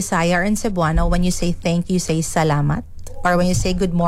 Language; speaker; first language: English; non-native, local second language; Cebuano